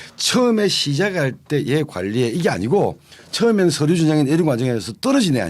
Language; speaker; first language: Korean; native; Korean